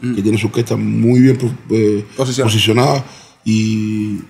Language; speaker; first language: Spanish; native; Spanish